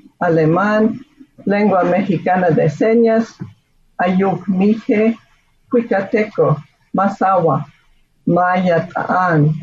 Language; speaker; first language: Spanish; non-native, fluent; English